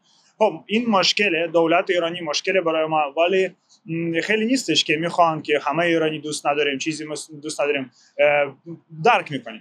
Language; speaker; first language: Persian; non-native, learner; Ukrainian